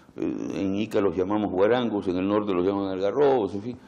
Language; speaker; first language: Spanish; native; Spanish